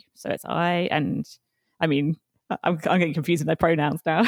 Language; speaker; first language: English; native; English